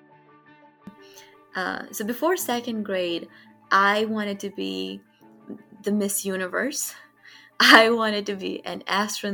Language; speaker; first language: English; non-native, local second language; Nepali